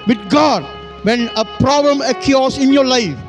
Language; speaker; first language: English; non-native, local second language; Tamil